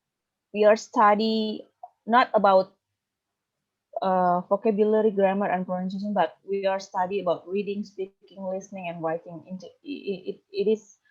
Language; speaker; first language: English; non-native, learner; Indonesian